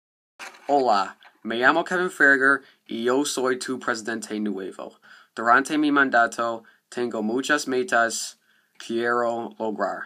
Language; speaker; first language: Spanish; non-native, learner; English